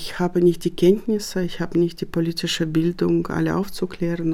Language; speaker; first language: German; non-native, fluent; Russian